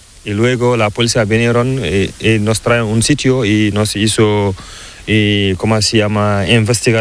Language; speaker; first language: Spanish; non-native, local second language; Fula